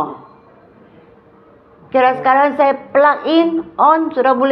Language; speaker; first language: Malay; non-native, local second language; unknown